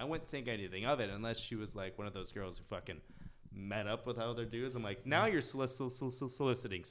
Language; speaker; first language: English; early bilingual, other home language; French